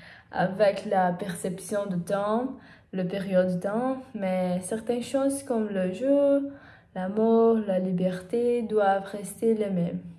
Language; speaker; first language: French; non-native, learner; Portuguese